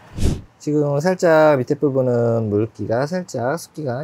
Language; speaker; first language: Korean; native; Korean